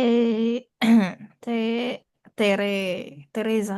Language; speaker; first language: Japanese; non-native, learner; Indonesian